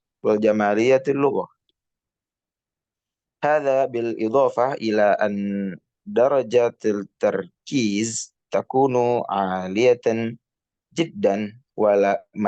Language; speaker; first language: Arabic; non-native, learner; Indonesian